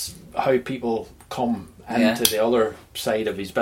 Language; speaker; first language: English; native; English